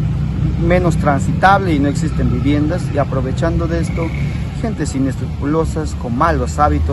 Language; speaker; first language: Spanish; native; Spanish